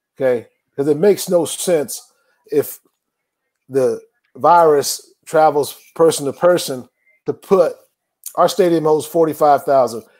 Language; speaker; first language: English; native; English